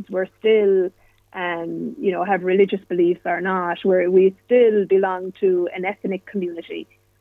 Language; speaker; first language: English; native; English